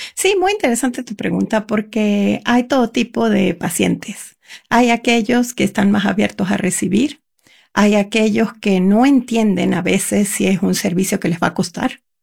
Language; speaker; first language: Spanish; native; Spanish